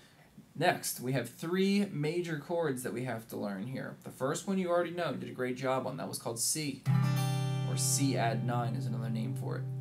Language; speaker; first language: English; native; English